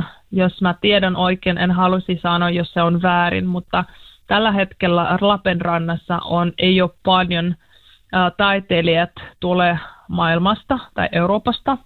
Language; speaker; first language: Finnish; non-native, learner; Russian